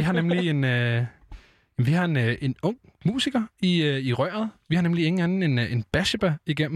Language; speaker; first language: Danish; native; Danish